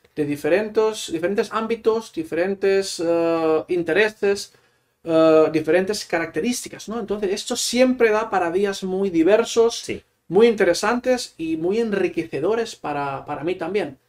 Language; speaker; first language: Spanish; non-native, local second language; Catalan